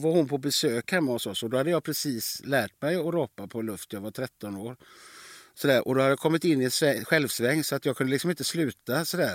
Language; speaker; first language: Swedish; native; Swedish